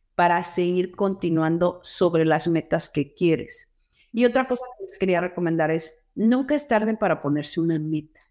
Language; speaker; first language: Spanish; native; Spanish